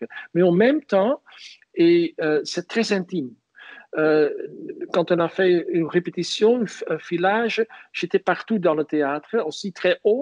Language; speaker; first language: French; non-native, fluent; Dutch